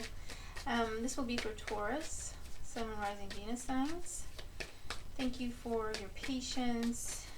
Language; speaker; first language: English; native; English